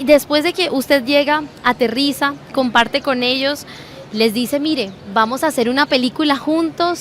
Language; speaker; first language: Spanish; native; Spanish